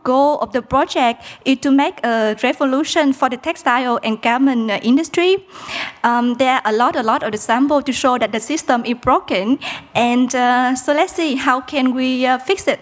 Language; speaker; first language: English; non-native, fluent; Vietnamese